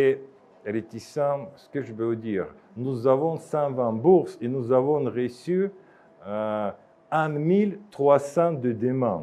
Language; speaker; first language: French; non-native, fluent; Russian